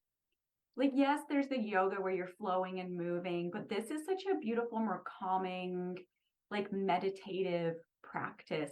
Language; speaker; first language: English; native; English